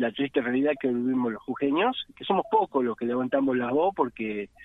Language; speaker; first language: Spanish; native; Spanish